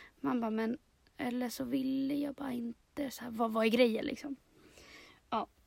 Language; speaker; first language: Swedish; early bilingual, other home language; Spanish